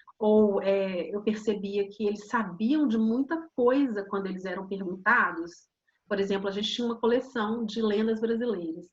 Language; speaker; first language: Portuguese; native; Portuguese